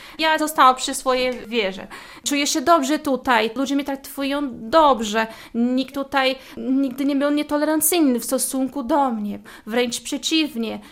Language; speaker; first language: Polish; non-native, fluent; Portuguese